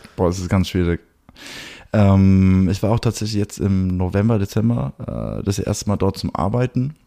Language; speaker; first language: German; early bilingual, heritage; German